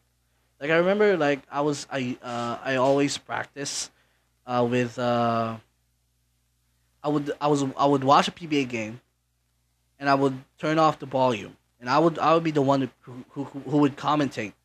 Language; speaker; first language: English; non-native, local second language; Bikol